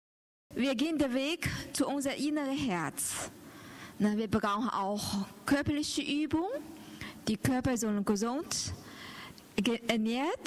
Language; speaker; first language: German; non-native, learner; Chinese